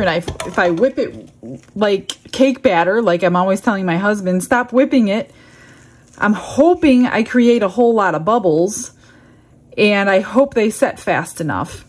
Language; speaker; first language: English; native; English